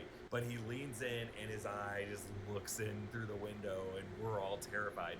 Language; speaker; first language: English; native; English